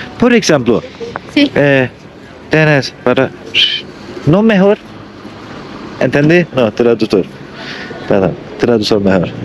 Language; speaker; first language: Spanish; non-native, learner; Turkish